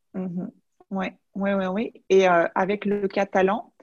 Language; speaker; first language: French; native; French